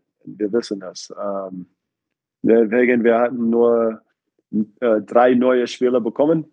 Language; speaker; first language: German; non-native, fluent; English